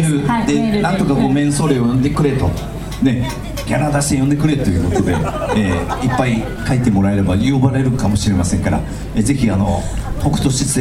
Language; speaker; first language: Japanese; native; Japanese